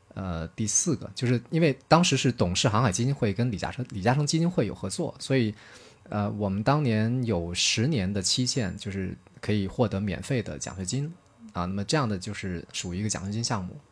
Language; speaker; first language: Chinese; native; Chinese